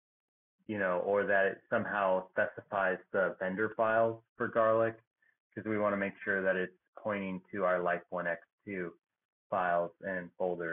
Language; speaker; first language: English; native; English